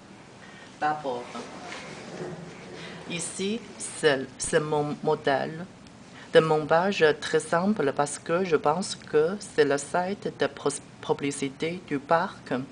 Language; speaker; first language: French; non-native, learner; Chinese